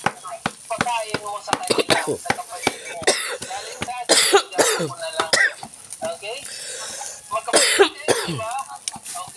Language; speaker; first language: Filipino; non-native, learner; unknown